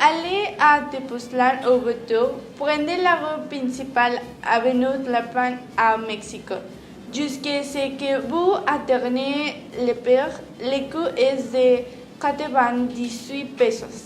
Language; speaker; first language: French; non-native, learner; Spanish